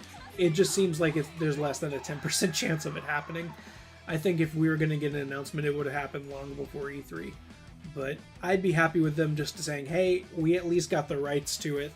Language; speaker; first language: English; native; English